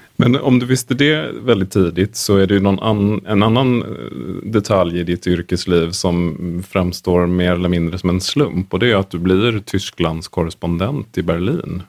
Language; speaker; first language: Swedish; native; Swedish